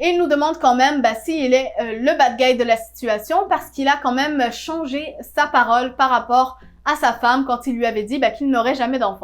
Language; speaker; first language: French; native; French